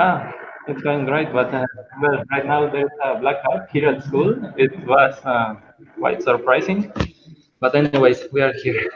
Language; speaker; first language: English; non-native, fluent; Spanish